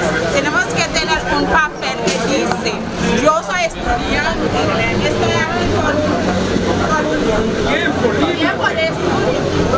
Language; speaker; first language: Spanish; non-native, fluent; Haitian Creole